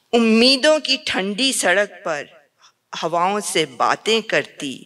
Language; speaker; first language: Hindi; native; Hindi